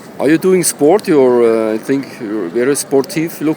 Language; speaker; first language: English; non-native, learner; German